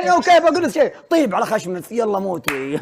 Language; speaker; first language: Arabic; native; Arabic